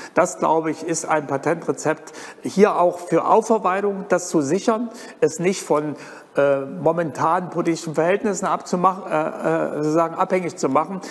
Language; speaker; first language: German; native; German